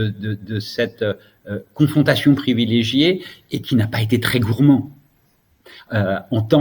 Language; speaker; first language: French; native; French